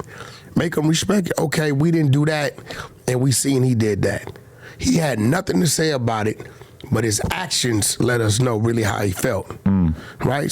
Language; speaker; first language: English; native; English